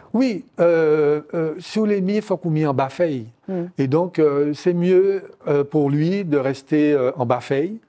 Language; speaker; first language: French; native; French